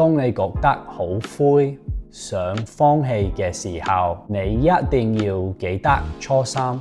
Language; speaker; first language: Cantonese; non-native, fluent; English